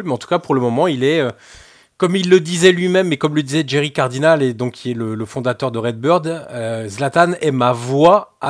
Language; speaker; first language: French; native; French